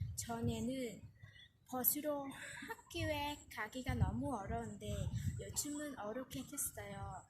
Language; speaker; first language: Korean; non-native, learner; Vietnamese